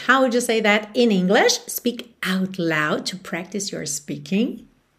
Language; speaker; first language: English; non-native, fluent; Portuguese